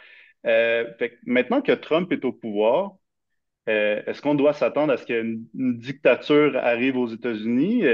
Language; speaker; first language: French; native; French